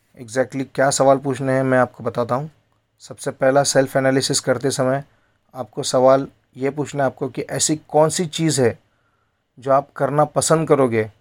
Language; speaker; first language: Hindi; non-native, local second language; Marathi